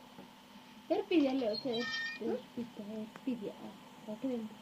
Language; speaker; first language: Spanish; non-native, local second language; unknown